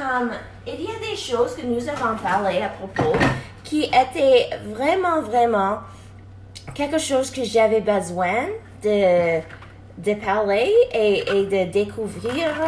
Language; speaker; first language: French; non-native, learner; English